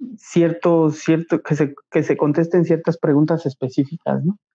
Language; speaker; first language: Spanish; native; Spanish